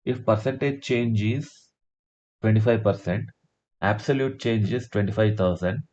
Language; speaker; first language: English; non-native, local second language; Kannada